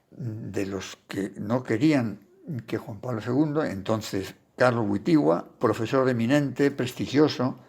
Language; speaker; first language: Spanish; native; Spanish